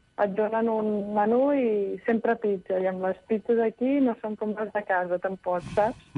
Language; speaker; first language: Catalan; native; Catalan